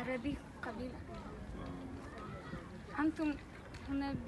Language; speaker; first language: Arabic; non-native, learner; Tajik